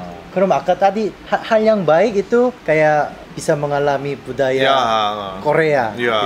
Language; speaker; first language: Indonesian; non-native, fluent; Korean